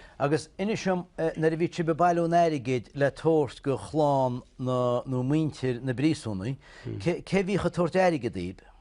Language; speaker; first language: Irish; native; Irish